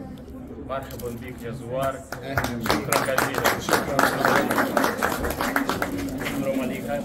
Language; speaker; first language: Arabic; non-native, learner; Russian